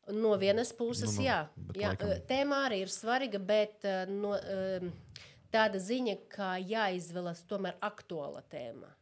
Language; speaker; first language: Latvian; non-native, local second language; Russian